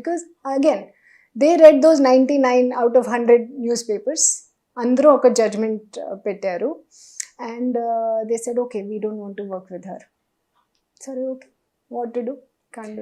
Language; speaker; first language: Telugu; non-native, learner; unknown